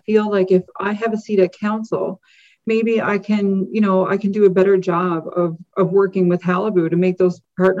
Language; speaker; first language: English; native; English